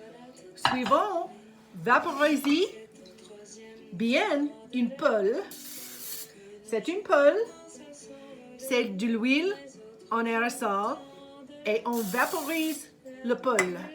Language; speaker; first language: French; non-native, fluent; English